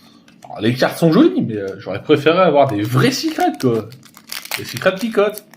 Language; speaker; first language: French; native; French